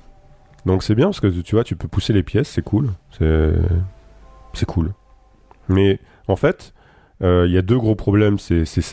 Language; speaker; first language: French; native; French